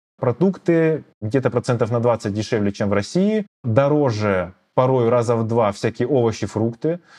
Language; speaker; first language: Russian; native; Russian